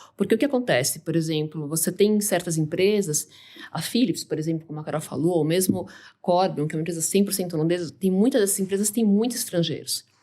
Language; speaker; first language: Portuguese; native; Portuguese